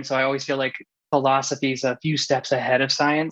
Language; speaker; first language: English; native; English